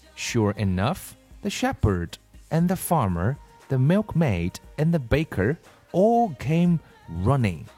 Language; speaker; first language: English; non-native, fluent; Chinese